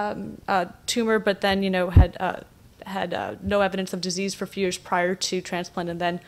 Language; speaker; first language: English; native; English